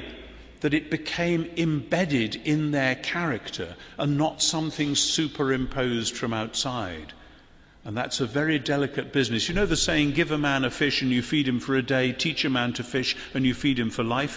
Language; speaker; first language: English; native; English